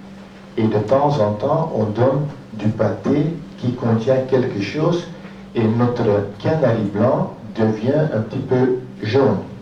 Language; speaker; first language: French; non-native, local second language; Dutch